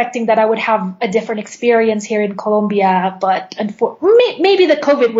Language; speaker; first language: English; non-native, fluent; Indonesian